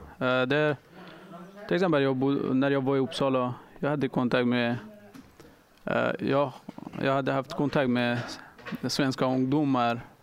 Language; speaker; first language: Swedish; non-native, learner; Persian